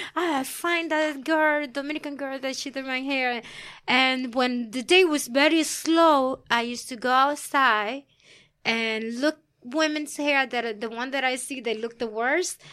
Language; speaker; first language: English; early bilingual, other home language; Spanish